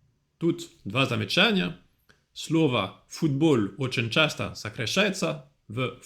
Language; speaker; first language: Russian; non-native, fluent; French